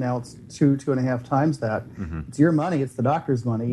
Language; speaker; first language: English; native; English